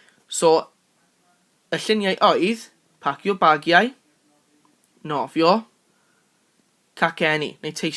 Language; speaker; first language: Welsh; non-native, local second language; English